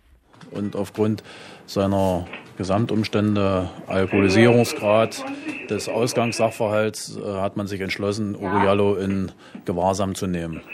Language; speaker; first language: German; native; German